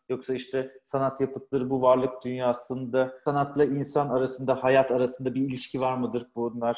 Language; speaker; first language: Turkish; native; Turkish